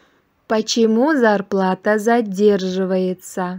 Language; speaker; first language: Russian; non-native, local second language; Uzbek